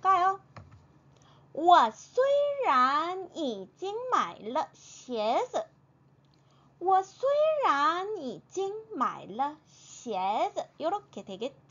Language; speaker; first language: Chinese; non-native, fluent; Korean